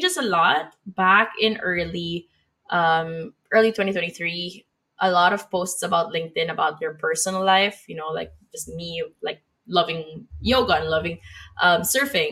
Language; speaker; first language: English; non-native, local second language; Filipino